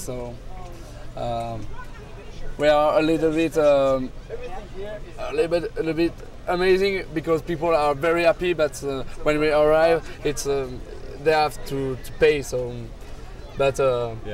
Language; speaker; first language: English; non-native, learner; French